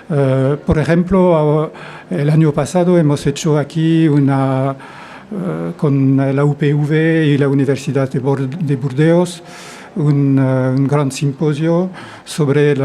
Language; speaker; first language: Spanish; non-native, fluent; French